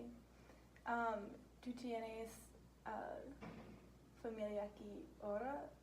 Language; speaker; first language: Spanish; non-native, learner; English